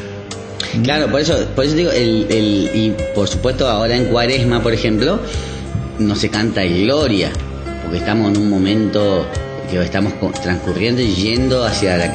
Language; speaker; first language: Spanish; native; Spanish